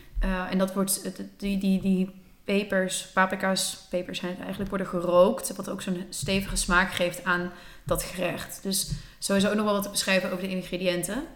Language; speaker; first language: Dutch; native; Dutch